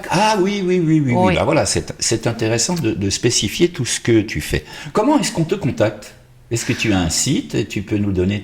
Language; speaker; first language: French; native; French